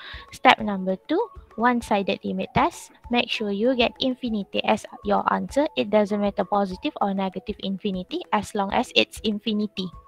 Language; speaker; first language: English; non-native, local second language; Malay